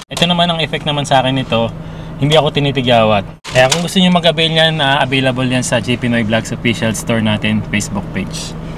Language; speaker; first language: Filipino; native; Filipino